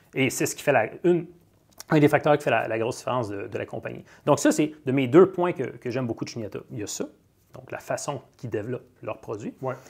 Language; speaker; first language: French; native; French